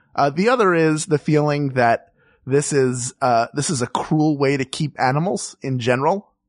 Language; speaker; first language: English; native; English